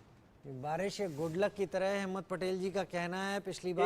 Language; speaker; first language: Hindi; native; Hindi